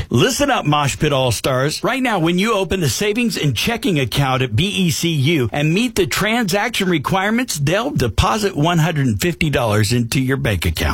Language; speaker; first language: English; native; English